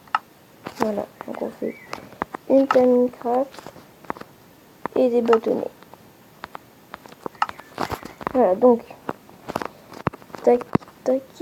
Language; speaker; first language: French; native; French